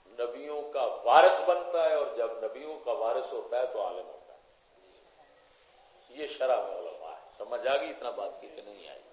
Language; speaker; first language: Urdu; non-native, local second language; Punjabi